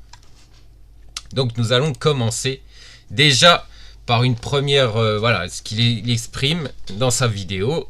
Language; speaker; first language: French; native; French